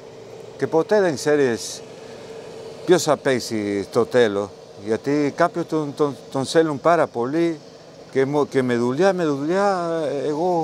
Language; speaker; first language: Greek; non-native, learner; Spanish